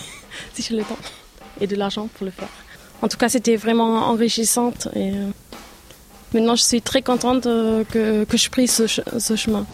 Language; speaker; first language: French; non-native, fluent; German